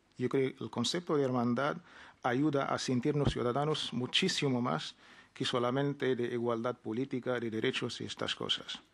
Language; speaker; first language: Spanish; non-native, fluent; Arabic